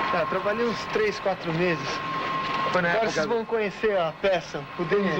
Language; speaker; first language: Portuguese; native; Portuguese